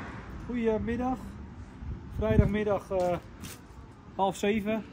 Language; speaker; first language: Dutch; native; Dutch